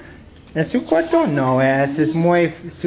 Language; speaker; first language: Spanish; non-native, learner; English